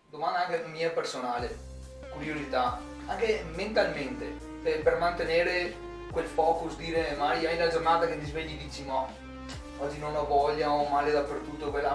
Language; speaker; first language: Italian; native; Italian